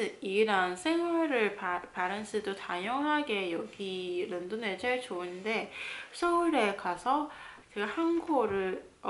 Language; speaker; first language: Korean; non-native, fluent; Cantonese